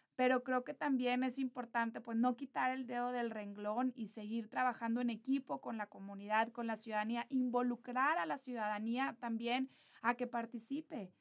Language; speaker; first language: Spanish; native; Spanish